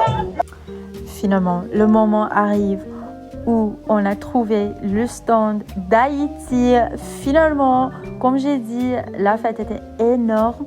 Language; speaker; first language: French; non-native, fluent; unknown